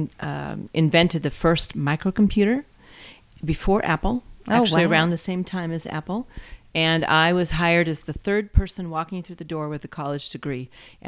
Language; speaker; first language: English; native; English